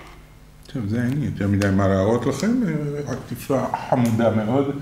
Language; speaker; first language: Hebrew; native; Hebrew